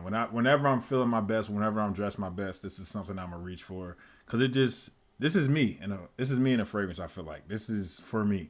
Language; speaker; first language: English; native; English